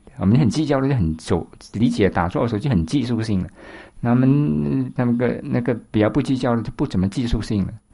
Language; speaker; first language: Chinese; native; Chinese